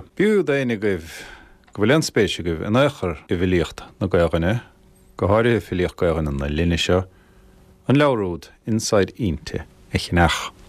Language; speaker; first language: Irish; native; Irish